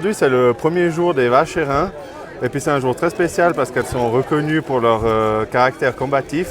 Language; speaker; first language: French; native; French